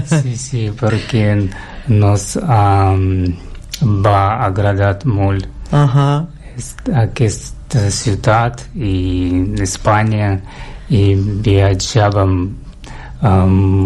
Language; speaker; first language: Catalan; non-native, learner; Russian